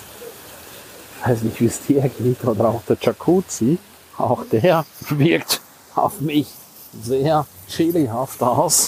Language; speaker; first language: German; native; German